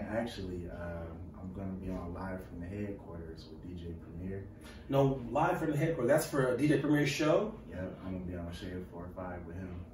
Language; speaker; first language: English; native; English